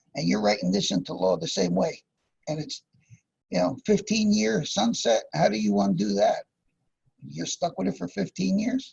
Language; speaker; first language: English; native; English